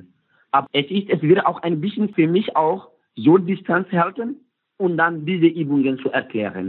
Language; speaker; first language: German; non-native, learner; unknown